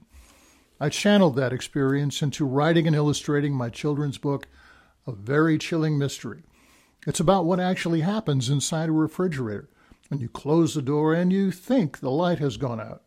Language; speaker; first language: English; native; English